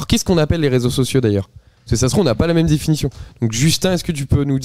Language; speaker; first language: French; native; French